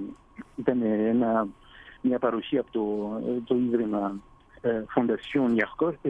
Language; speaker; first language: Greek; early bilingual, heritage; Greek